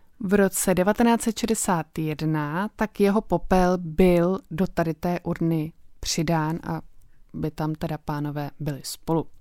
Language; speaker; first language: Czech; native; Czech